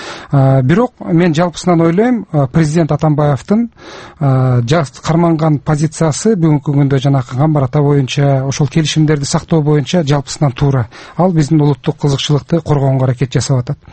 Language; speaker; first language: Kyrgyz; native; Kyrgyz